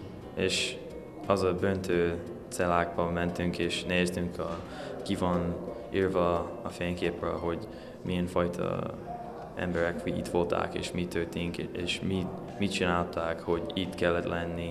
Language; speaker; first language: Hungarian; early bilingual, heritage; Hungarian